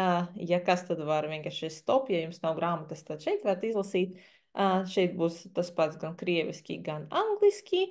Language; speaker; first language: Latvian; non-native, fluent; Chinese